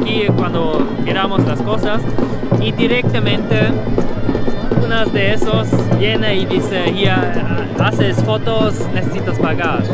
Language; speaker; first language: Spanish; non-native, learner; German